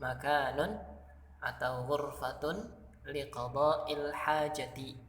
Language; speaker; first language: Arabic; non-native, fluent; Indonesian